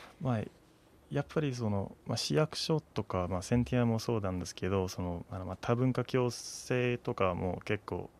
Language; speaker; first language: Japanese; non-native, fluent; English